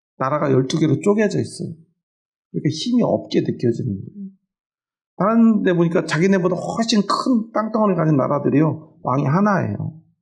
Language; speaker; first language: Korean; native; Korean